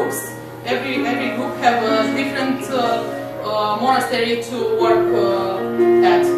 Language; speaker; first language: English; non-native, learner; Romanian